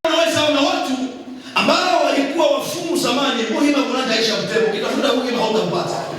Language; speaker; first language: Swahili; non-native, local second language; Nande